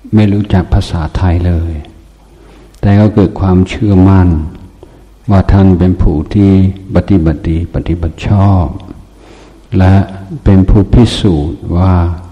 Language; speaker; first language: Thai; non-native, fluent; English